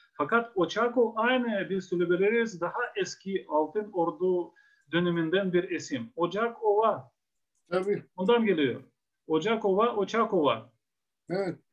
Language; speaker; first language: Turkish; non-native, fluent; Ukrainian